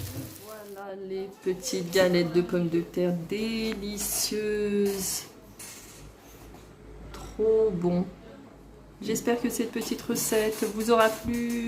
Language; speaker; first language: French; native; French